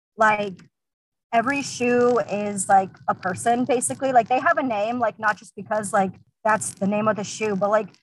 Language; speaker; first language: English; early bilingual, other home language; Russian